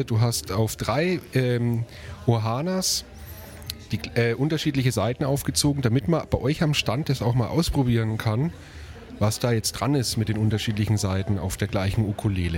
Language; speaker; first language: German; native; German